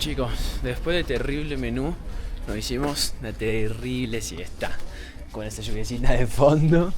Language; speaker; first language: Spanish; native; Spanish